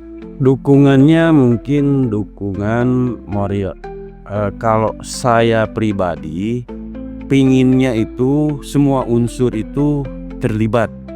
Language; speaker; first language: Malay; non-native, local second language; Sundanese